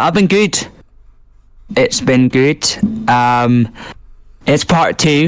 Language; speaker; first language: English; native; English